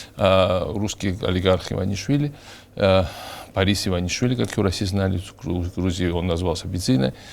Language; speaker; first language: Russian; non-native, local second language; Georgian